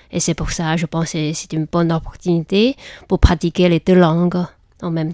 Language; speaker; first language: French; non-native, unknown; Chinese